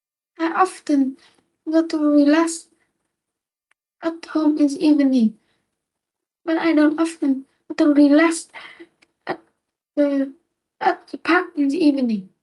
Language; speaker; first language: English; non-native, learner; Vietnamese